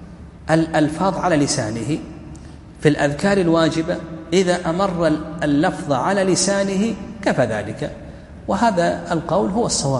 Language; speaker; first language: Arabic; native; Arabic